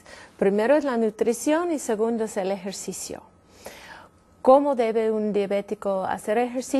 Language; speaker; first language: Spanish; non-native, fluent; English